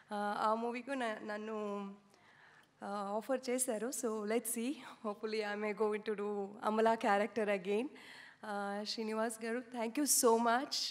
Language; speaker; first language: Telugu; non-native, learner; Kannada